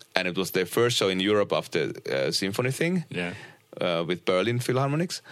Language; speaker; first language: English; non-native, fluent; Finnish